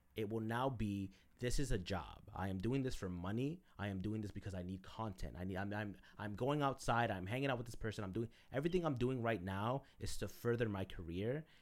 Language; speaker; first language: English; early bilingual, other home language; Spanish